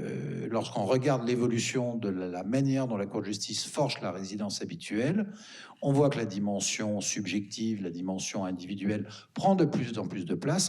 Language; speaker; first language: French; native; French